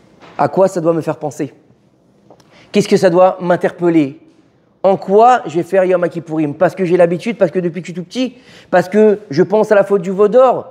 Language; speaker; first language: French; native; French